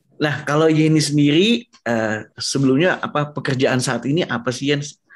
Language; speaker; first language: Indonesian; native; Indonesian